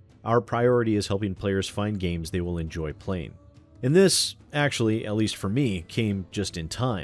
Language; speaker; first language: English; native; English